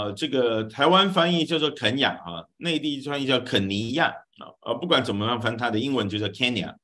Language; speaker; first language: Chinese; native; Chinese